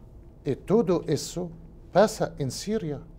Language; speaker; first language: Portuguese; non-native, learner; Spanish